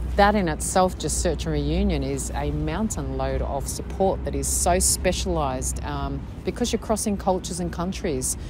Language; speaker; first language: English; native; English